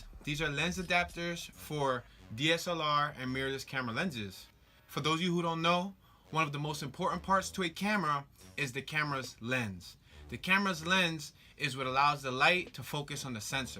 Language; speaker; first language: English; native; English